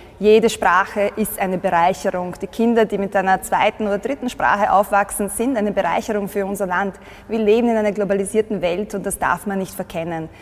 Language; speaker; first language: German; early bilingual, other home language; Bosnian